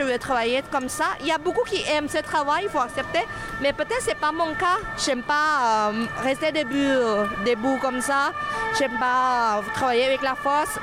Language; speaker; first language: French; non-native, fluent; Thai